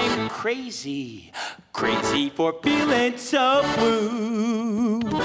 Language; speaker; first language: English; native; English